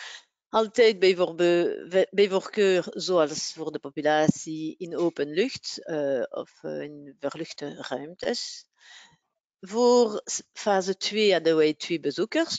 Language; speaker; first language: Dutch; non-native, local second language; French